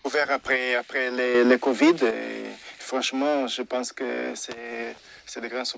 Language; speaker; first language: French; non-native, fluent; Portuguese